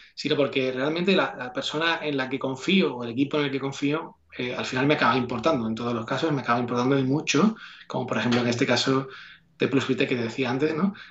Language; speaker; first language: Spanish; native; Spanish